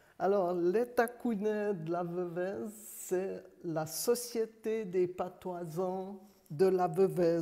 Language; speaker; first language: French; native; French